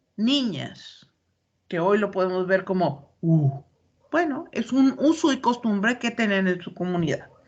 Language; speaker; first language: Spanish; native; Spanish